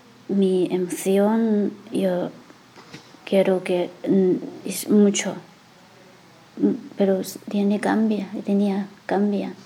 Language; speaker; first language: Spanish; non-native, learner; Chinese